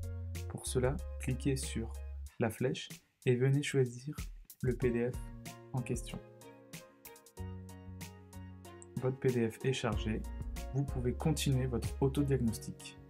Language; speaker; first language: French; native; French